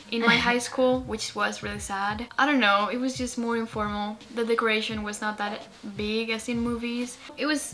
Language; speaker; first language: English; non-native, fluent; Spanish